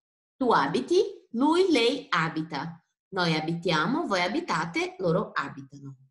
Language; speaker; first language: Italian; non-native, fluent; Portuguese